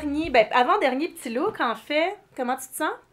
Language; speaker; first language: French; native; French